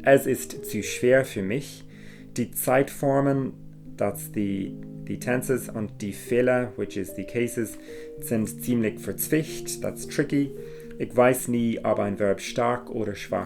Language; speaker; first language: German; non-native, fluent; English